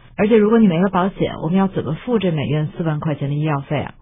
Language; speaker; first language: Chinese; native; Chinese